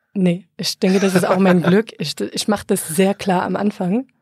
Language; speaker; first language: German; non-native, fluent; French